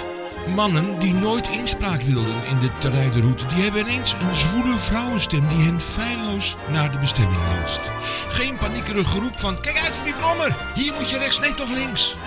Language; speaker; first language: Dutch; native; Dutch